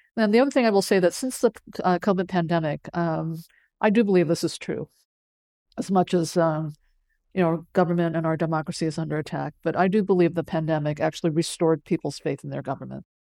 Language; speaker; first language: English; early bilingual, other home language; Cantonese